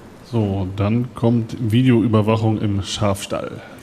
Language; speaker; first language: German; native; German